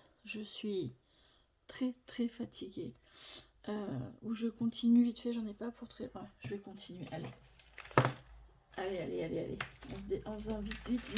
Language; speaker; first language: French; native; French